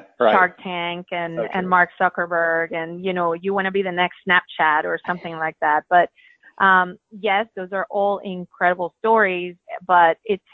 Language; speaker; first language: English; non-native, fluent; Spanish